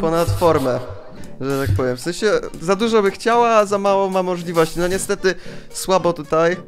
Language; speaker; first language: Polish; native; Polish